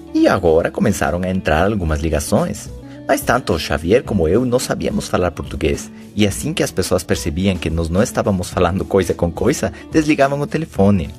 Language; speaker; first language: Portuguese; non-native, fluent; Spanish